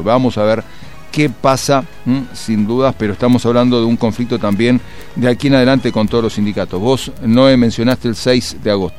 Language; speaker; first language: Spanish; native; Spanish